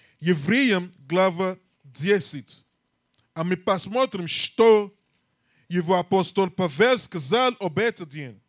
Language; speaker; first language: Russian; non-native, learner; English